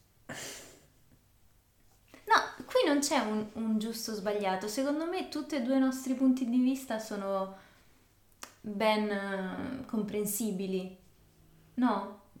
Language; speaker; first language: Italian; native; Italian